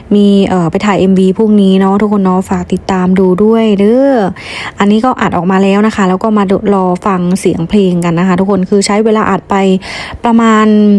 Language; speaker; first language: Thai; non-native, fluent; Lao